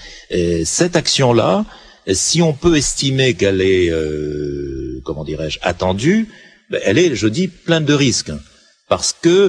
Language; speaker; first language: French; native; French